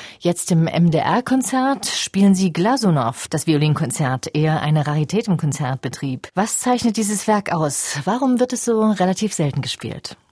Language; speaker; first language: German; native; German